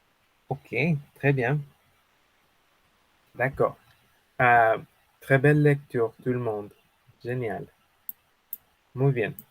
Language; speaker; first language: French; non-native, fluent; Spanish